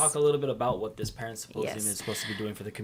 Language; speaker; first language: English; native; English